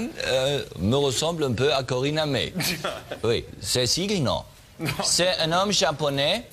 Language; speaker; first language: French; non-native, learner; German